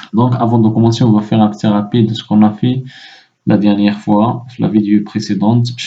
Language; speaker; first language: French; non-native, local second language; Arabic